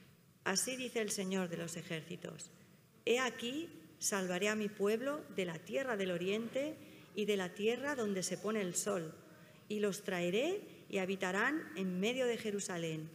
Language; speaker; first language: Spanish; native; Spanish